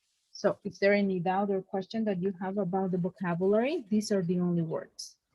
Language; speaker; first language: English; non-native, fluent; Spanish